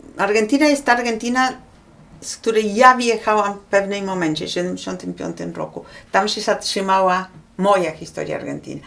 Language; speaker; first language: Polish; non-native, fluent; Spanish